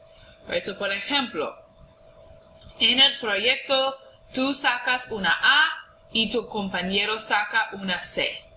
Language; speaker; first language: Spanish; non-native, fluent; English